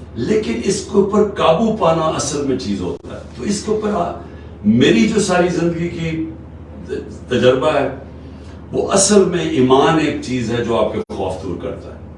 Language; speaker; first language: Urdu; native; Urdu